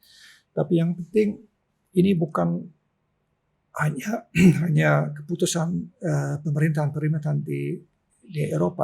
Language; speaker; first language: Indonesian; non-native, local second language; Dutch